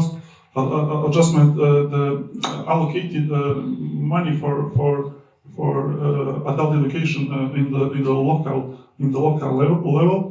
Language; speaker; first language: English; non-native, learner; Serbian